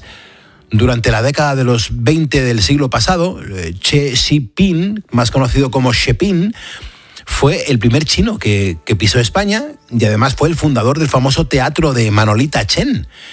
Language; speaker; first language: Spanish; native; Spanish